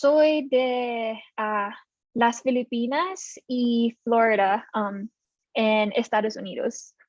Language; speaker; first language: Spanish; non-native, learner; Filipino